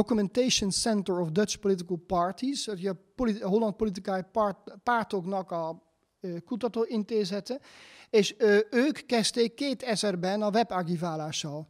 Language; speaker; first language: Hungarian; non-native, fluent; Dutch